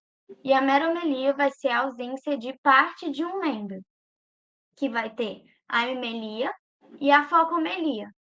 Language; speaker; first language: Portuguese; native; Portuguese